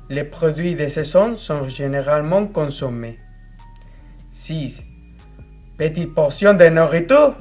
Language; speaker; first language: French; non-native, fluent; Spanish